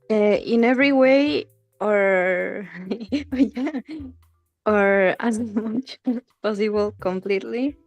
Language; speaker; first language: English; non-native, learner; Spanish